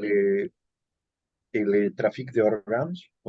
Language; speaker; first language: French; non-native, learner; Spanish